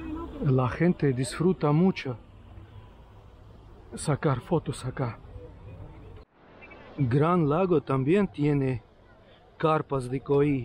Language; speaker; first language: Spanish; non-native, learner; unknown